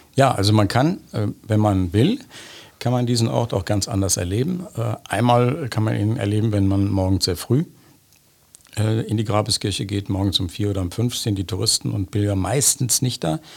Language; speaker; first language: German; native; German